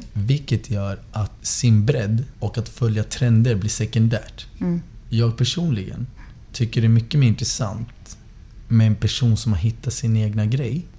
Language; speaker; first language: Swedish; native; Swedish